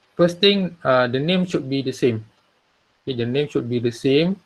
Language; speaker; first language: English; non-native, local second language; Malay